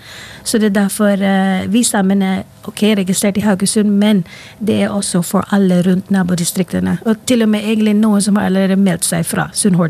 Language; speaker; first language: Norwegian; non-native, fluent; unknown